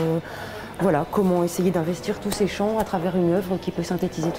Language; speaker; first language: French; native; French